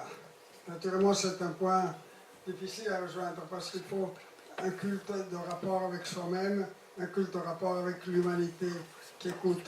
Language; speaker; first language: French; non-native, fluent; Italian